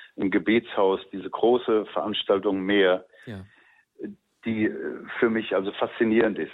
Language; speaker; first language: German; native; German